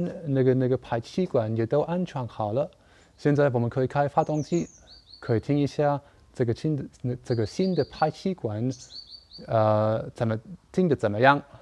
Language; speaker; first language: Chinese; non-native, learner; German